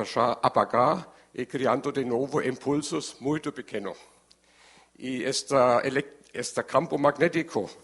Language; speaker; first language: Portuguese; non-native, learner; German